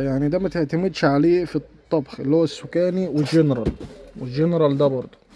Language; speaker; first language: Arabic; native; Arabic